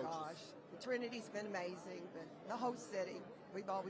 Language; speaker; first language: English; native; English